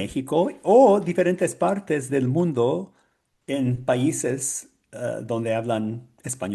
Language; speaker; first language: Spanish; non-native, learner; English